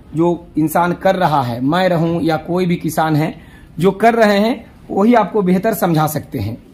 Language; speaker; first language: Hindi; native; Hindi